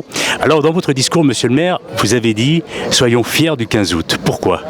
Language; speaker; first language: French; native; French